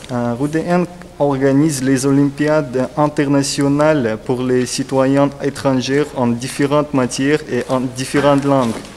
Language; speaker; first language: French; non-native, learner; Russian